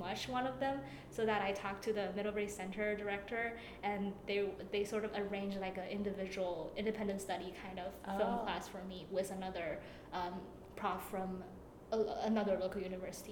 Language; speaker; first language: English; non-native, fluent; Chinese